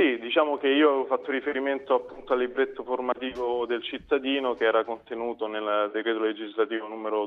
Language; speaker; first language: Italian; native; Italian